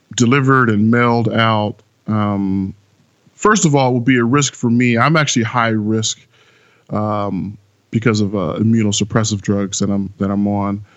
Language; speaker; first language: English; native; English